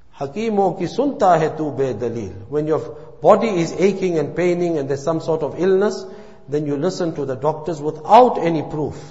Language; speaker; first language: English; native; English